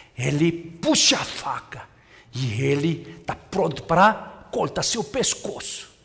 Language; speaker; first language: Portuguese; non-native, fluent; Korean